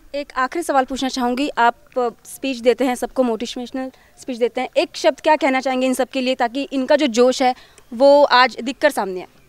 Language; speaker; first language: Hindi; non-native, local second language; Marathi